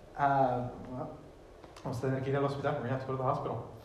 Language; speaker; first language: English; early bilingual, other home language; Spanish